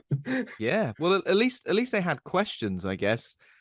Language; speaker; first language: English; native; English